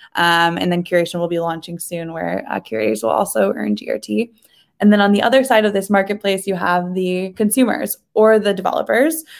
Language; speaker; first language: English; native; English